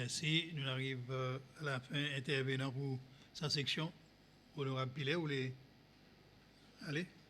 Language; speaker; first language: French; non-native, local second language; Seselwa Creole French